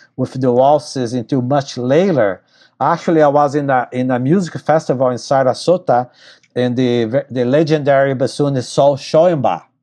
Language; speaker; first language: English; non-native, fluent; Portuguese